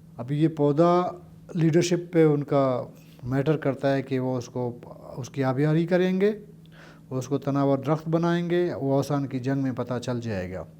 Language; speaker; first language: Urdu; non-native, local second language; Baluchi